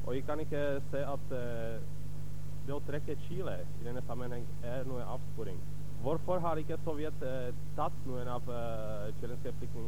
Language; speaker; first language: Norwegian; non-native, fluent; Czech